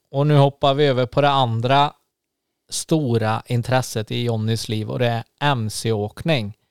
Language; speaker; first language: Swedish; native; Swedish